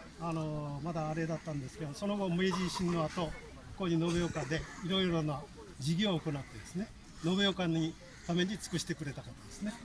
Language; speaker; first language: Japanese; native; Japanese